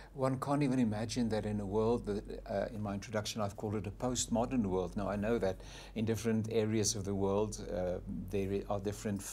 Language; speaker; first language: English; non-native, local second language; Afrikaans